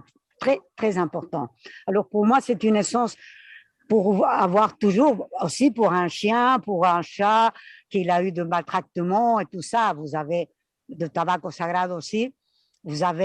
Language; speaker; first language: French; non-native, fluent; Spanish